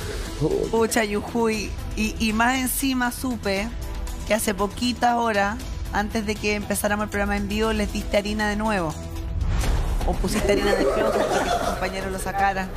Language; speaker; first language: Spanish; native; Spanish